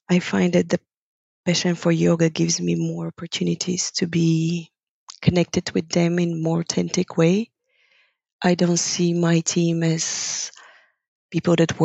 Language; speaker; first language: English; non-native, fluent; Bulgarian